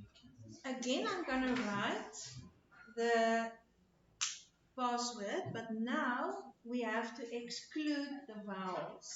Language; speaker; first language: English; non-native, local second language; Afrikaans